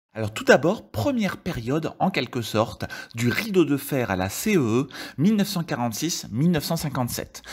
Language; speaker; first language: French; native; French